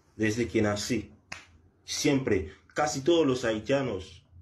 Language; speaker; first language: Spanish; non-native, learner; Haitian Creole